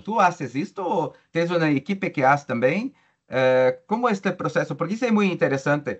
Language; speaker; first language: Spanish; non-native, learner; Portuguese